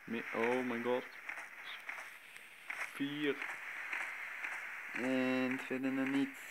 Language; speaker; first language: Dutch; native; Dutch